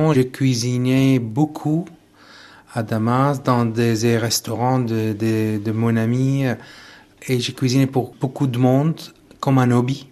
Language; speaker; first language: French; non-native, learner; Arabic